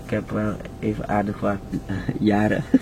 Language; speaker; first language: Dutch; non-native, local second language; Papiamento